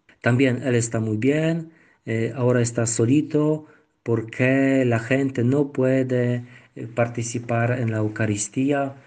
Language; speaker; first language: Spanish; non-native, learner; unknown